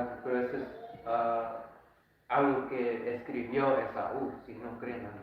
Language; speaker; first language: Spanish; early bilingual, heritage; Spanish